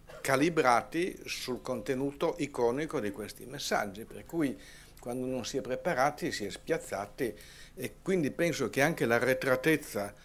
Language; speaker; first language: Italian; native; Italian